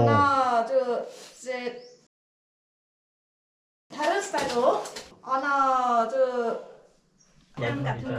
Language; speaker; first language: Korean; non-native, learner; Khmer